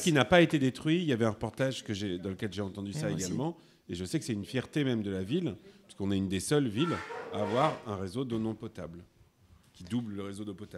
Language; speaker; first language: French; native; French